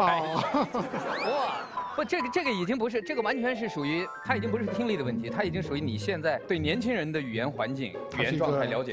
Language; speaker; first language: Chinese; native; Chinese